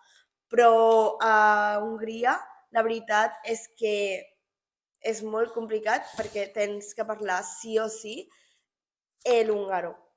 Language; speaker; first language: Catalan; non-native, local second language; Spanish